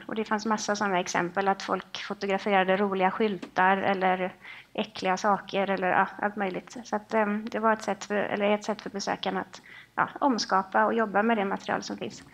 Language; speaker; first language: Swedish; native; Swedish